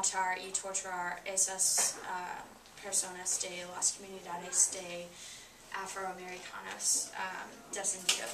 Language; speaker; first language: Spanish; non-native, learner; English